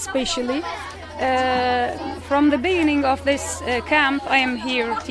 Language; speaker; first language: English; non-native, learner; Turkish